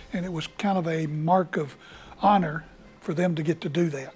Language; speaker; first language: English; native; English